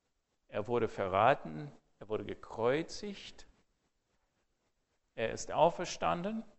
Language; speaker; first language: German; non-native, fluent; English